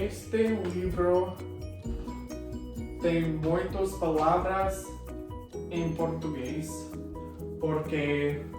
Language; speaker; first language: Portuguese; non-native, learner; English